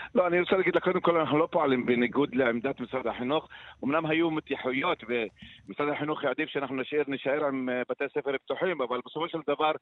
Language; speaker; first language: Hebrew; non-native, local second language; Arabic